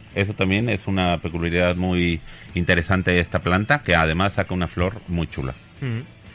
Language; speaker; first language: Spanish; native; Spanish